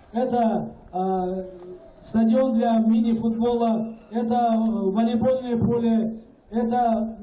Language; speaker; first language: Russian; non-native, local second language; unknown